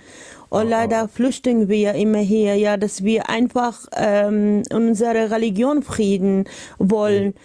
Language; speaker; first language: German; non-native, learner; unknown